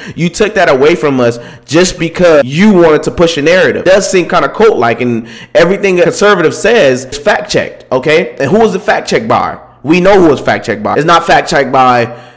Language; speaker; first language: English; native; English